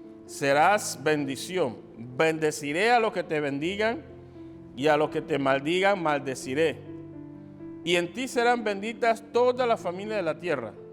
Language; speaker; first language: Spanish; native; Spanish